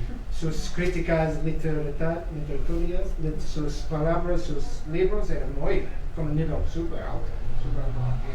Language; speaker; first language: Spanish; non-native, learner; English